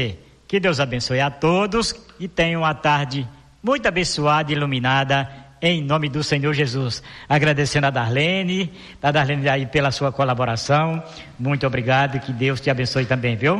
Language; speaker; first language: Portuguese; native; Portuguese